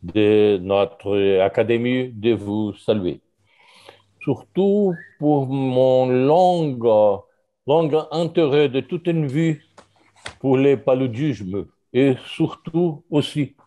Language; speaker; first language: French; non-native, learner; Portuguese